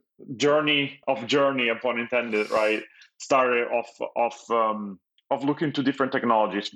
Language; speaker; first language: English; non-native, fluent; Italian